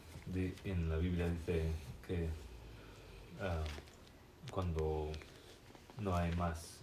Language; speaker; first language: Spanish; non-native, fluent; English